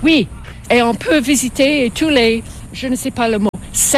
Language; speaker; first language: French; non-native, fluent; English